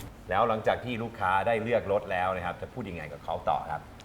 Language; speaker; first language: Thai; native; Thai